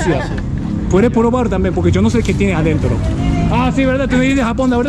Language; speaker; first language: Spanish; non-native, learner; Japanese